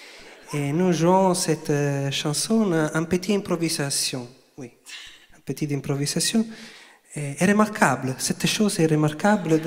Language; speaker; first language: French; non-native, learner; Italian